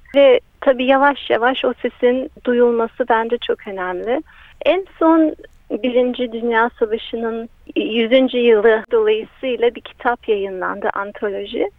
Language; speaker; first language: Turkish; early bilingual, heritage; Turkish